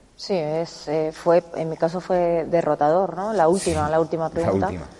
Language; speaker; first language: Spanish; native; Spanish